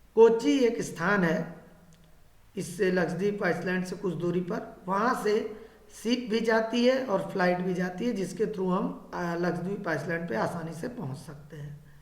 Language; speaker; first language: Hindi; native; Hindi